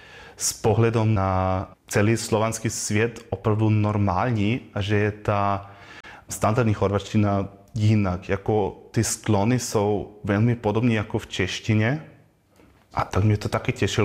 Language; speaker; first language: Czech; non-native, learner; German